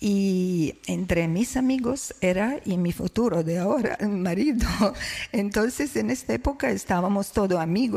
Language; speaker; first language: Spanish; non-native, fluent; Croatian